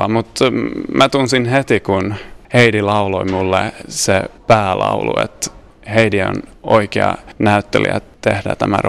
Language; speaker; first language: Finnish; non-native, fluent; Swedish